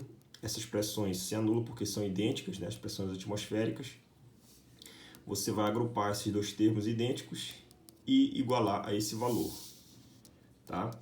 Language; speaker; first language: Portuguese; native; Portuguese